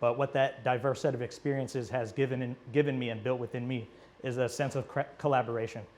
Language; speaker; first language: English; native; English